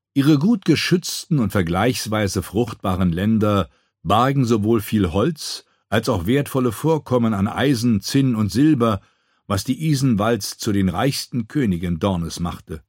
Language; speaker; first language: German; native; German